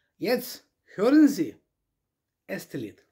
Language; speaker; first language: German; non-native, learner; Russian